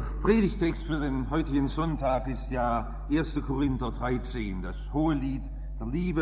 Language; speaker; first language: German; native; German